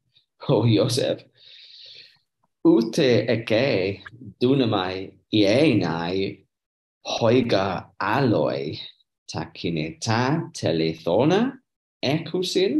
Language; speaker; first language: Greek; non-native, learner; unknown